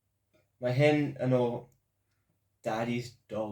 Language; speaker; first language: Welsh; non-native, local second language; English